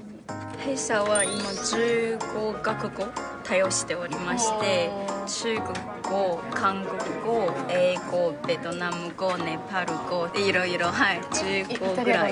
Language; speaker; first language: Japanese; non-native, fluent; Chinese